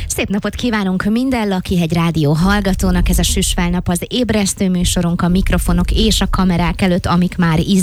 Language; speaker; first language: Hungarian; native; Hungarian